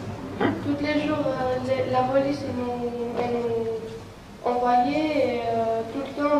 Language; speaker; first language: French; early bilingual, other home language; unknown